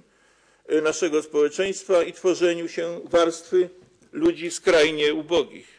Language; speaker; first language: Polish; native; Polish